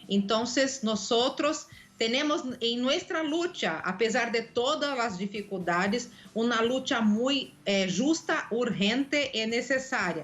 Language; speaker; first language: Portuguese; non-native, local second language; Spanish